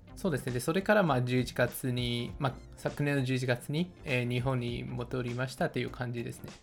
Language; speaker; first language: Japanese; non-native, fluent; Chinese